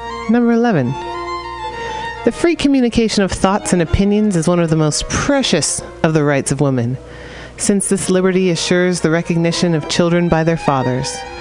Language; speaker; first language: English; native; English